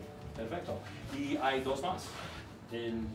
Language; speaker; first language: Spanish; non-native, learner; English